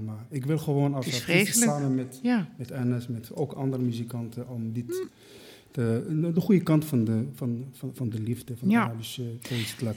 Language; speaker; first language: Dutch; non-native, fluent; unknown